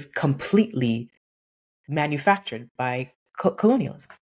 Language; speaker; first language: English; native; English